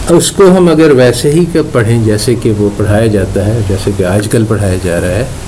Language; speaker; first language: Urdu; native; Urdu